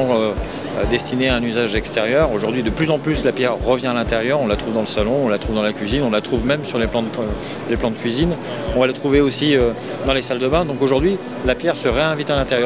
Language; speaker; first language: French; native; French